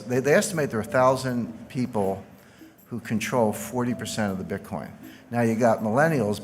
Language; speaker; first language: English; native; English